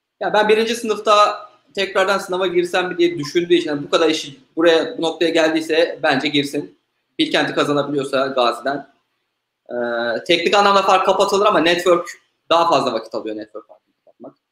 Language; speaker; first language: Turkish; native; Turkish